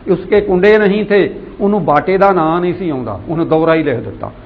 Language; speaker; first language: Hindi; non-native, local second language; Punjabi